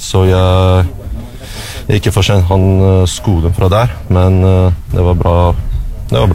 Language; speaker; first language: Norwegian; non-native, learner; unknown